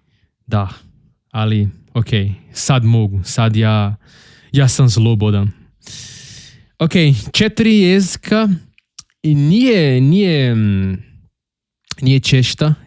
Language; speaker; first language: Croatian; non-native, learner; Portuguese